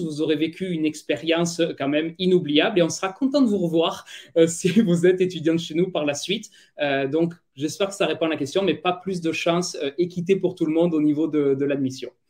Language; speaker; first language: French; native; French